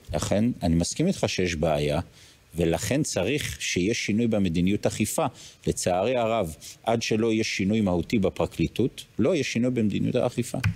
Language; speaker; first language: Hebrew; native; Hebrew